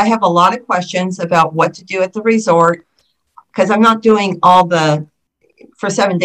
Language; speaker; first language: English; native; English